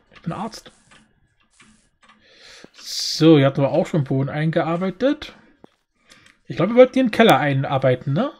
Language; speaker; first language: German; native; German